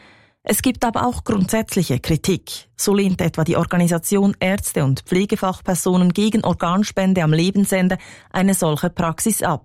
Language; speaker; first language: German; native; German